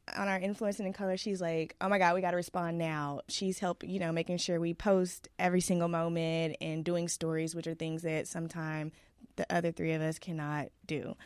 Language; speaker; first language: English; native; English